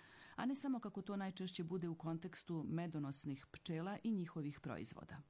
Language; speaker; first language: Serbian; native; Serbian